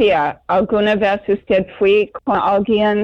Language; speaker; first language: Spanish; non-native, fluent; English